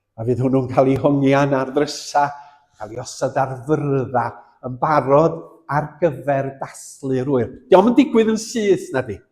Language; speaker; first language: Welsh; native; Welsh